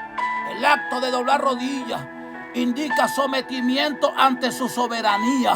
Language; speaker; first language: Spanish; native; Spanish